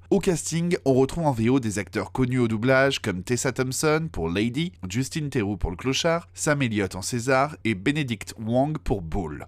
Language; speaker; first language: French; native; French